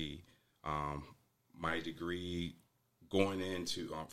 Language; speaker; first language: English; native; English